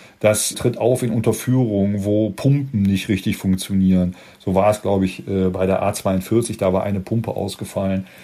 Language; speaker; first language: German; native; German